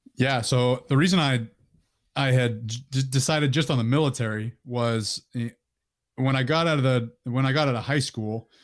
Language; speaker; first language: English; native; English